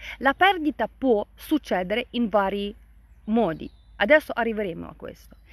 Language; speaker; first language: Italian; non-native, fluent; Russian